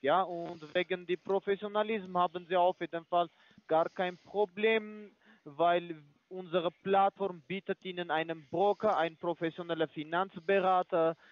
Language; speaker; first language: German; non-native, fluent; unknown